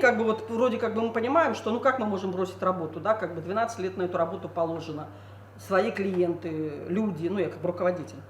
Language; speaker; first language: Russian; native; Russian